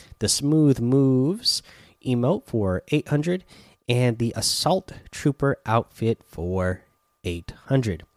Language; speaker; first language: English; native; English